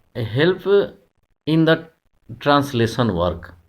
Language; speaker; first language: English; non-native, local second language; Hindi